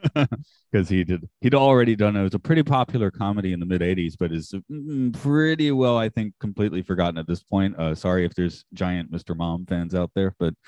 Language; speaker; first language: English; native; English